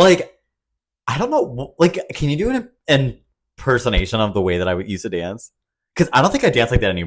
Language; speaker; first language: English; native; English